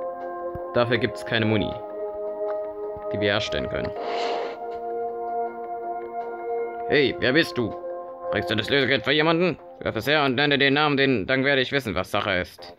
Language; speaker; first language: German; native; German